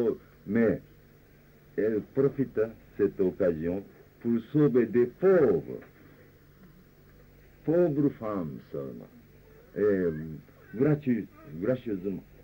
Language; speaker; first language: French; non-native, fluent; Japanese